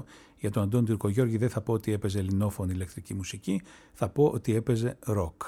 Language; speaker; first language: Greek; native; Greek